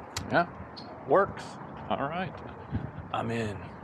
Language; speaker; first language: English; native; English